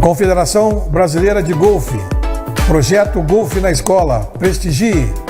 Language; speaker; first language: Portuguese; native; Portuguese